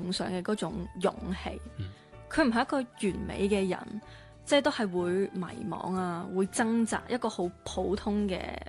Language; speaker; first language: Cantonese; native; Cantonese